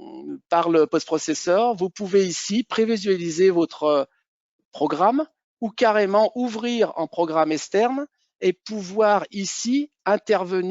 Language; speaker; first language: French; native; French